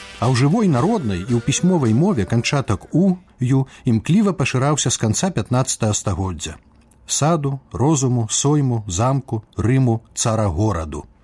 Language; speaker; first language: Belarusian; native; Belarusian